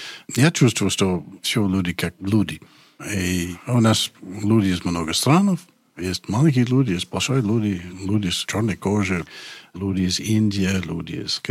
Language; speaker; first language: Russian; non-native, learner; English